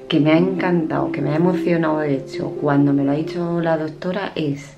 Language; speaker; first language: Spanish; native; Spanish